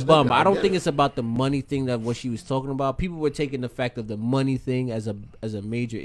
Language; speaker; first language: English; native; English